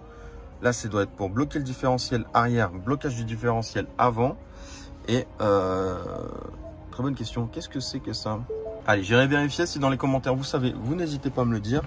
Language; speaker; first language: French; native; French